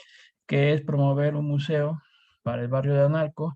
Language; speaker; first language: Spanish; native; Spanish